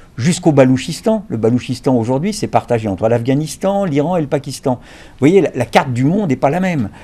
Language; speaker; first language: French; native; French